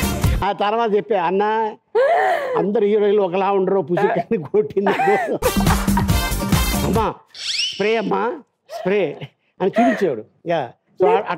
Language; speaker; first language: Telugu; native; Telugu